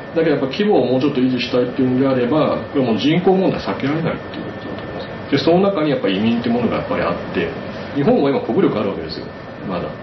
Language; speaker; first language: Japanese; native; Japanese